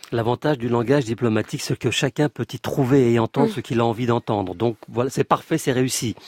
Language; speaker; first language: French; native; French